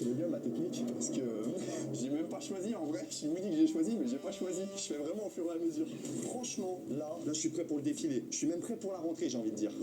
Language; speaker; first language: French; native; French